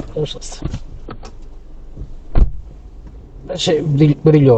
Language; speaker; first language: Russian; non-native, local second language; Kyrgyz